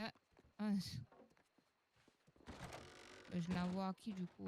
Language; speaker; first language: French; native; French